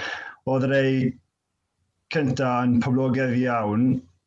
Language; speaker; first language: Welsh; native; Welsh